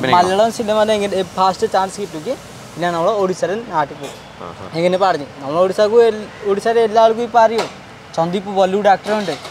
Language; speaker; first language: Malayalam; non-native, learner; Odia